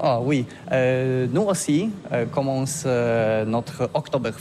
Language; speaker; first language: French; non-native, learner; Polish